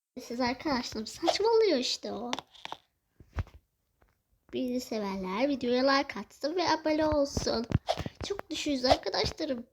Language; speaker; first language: Turkish; native; Turkish